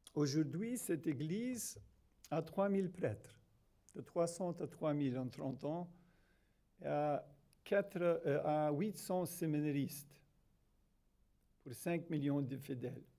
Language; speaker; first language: French; non-native, fluent; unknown